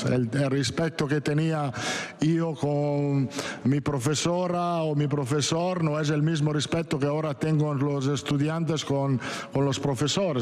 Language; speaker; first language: Spanish; non-native, fluent; Italian